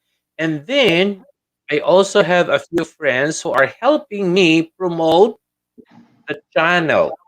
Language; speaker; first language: English; non-native, local second language; Filipino